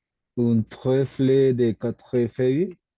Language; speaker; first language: French; non-native, learner; Spanish